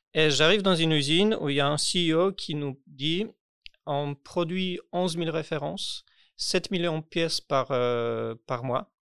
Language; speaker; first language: French; non-native, fluent; Polish